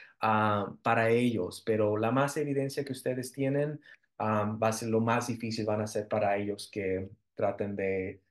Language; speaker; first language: Spanish; early bilingual, heritage; Spanish